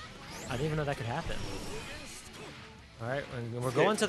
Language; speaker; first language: English; native; English